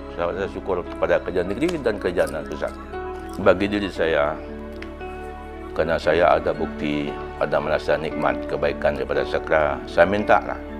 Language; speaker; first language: Malay; non-native, local second language; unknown